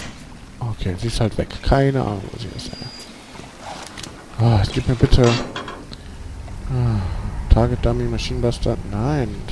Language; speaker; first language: German; native; German